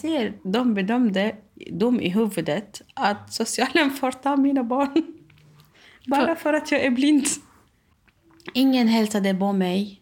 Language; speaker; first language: Swedish; non-native, learner; Arabic